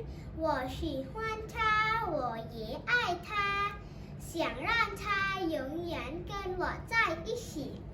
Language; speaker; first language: Chinese; non-native, learner; Thai